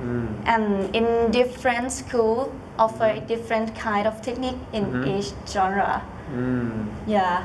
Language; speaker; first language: English; non-native, learner; Thai